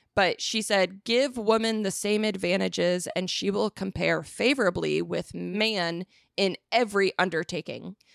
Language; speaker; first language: English; native; English